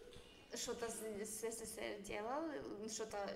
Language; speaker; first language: Russian; early bilingual, heritage; Russian